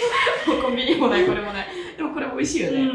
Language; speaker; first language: Japanese; non-native, fluent; Russian